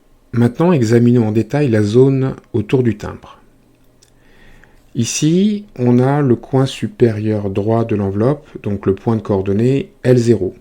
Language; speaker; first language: French; native; French